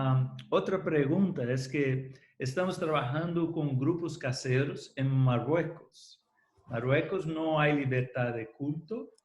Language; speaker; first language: Spanish; non-native, fluent; Portuguese